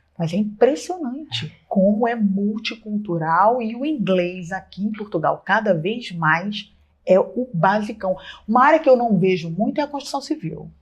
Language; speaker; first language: Portuguese; native; Portuguese